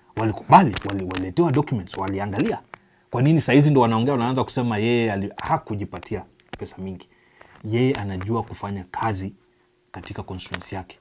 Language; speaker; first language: Swahili; non-native, local second language; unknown